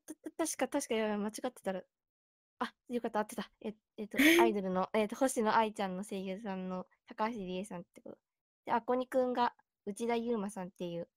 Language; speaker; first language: Japanese; native; Japanese